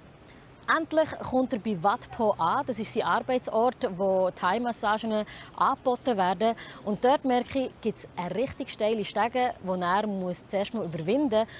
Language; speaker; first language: German; native; German